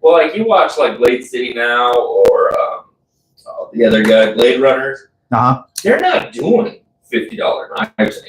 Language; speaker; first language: English; native; English